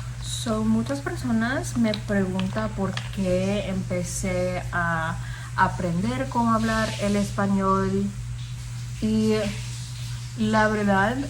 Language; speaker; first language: Spanish; non-native, fluent; English